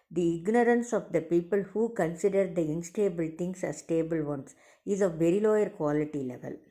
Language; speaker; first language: English; non-native, local second language; Tamil